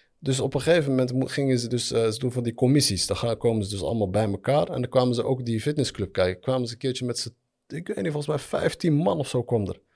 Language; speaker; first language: Dutch; early bilingual, other home language; Arabic